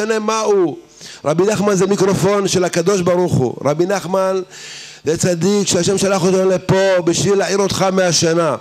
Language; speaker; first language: Hebrew; native; Hebrew